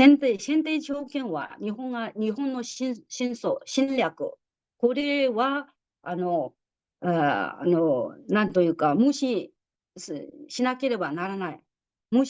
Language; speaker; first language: Japanese; non-native, fluent; Chinese